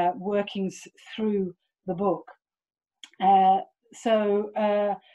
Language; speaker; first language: English; native; English